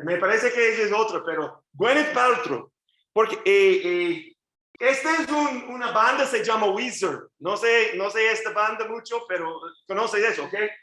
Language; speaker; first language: Spanish; non-native, learner; English